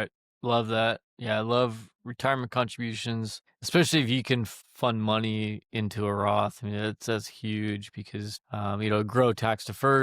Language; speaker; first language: English; native; English